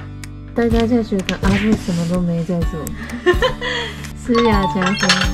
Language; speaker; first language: Chinese; non-native, fluent; Japanese